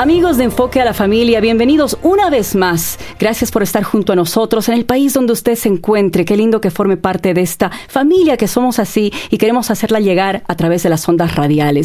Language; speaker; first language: Spanish; native; Spanish